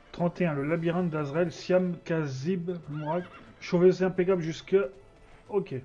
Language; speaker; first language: French; native; French